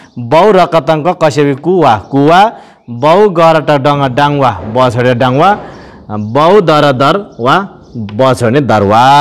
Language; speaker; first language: Nepali; non-native, local second language; Eastern Tamang